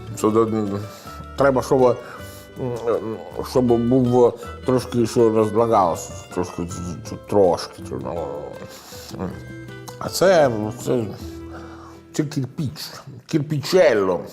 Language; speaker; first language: Ukrainian; non-native, learner; Italian